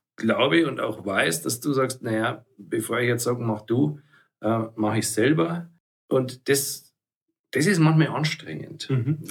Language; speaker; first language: German; native; German